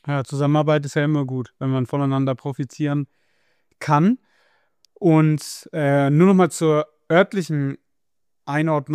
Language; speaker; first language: German; native; German